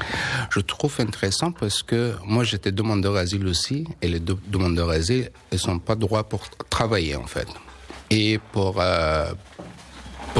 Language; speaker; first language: French; non-native, learner; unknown